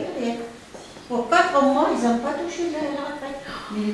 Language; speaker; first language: French; non-native, learner; Arabic